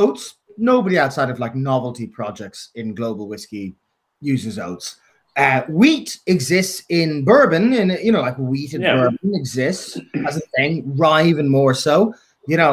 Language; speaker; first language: English; native; English